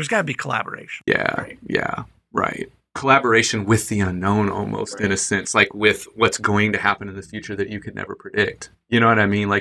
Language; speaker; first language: English; native; English